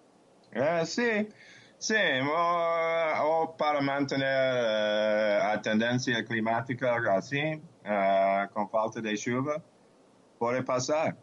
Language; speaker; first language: Portuguese; non-native, fluent; English